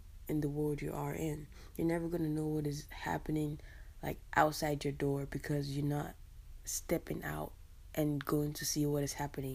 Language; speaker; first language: English; native; English